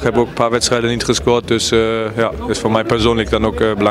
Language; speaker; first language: Dutch; non-native, fluent; German